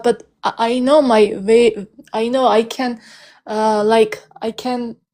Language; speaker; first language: English; non-native, learner; Armenian